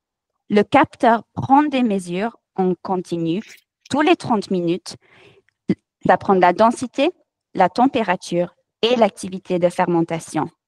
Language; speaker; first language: French; non-native, fluent; English